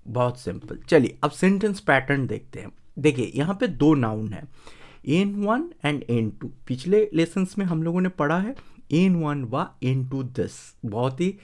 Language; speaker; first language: Hindi; native; Hindi